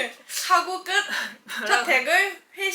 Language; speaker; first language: Korean; non-native, fluent; Chinese